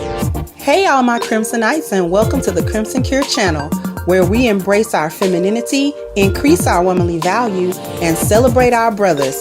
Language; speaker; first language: English; native; English